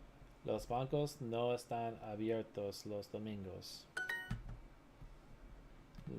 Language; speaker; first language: Spanish; non-native, learner; English